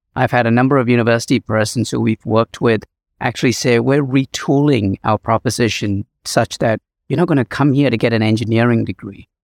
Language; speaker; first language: English; native; English